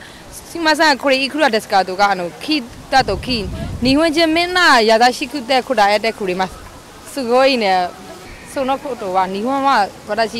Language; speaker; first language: Japanese; non-native, learner; Burmese